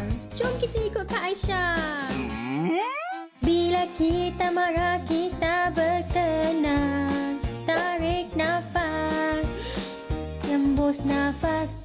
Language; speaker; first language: Malay; native; Malay